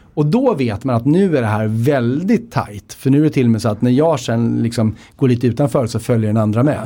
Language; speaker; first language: Swedish; native; Swedish